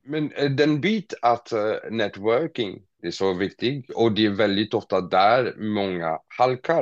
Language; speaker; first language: Swedish; non-native, fluent; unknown